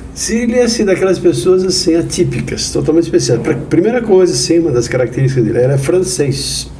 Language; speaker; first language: Portuguese; native; Portuguese